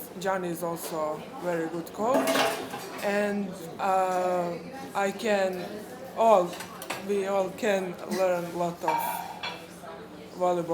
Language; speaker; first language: English; non-native, fluent; Serbian